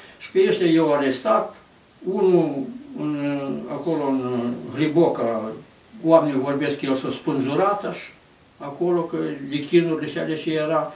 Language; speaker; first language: Romanian; native; Romanian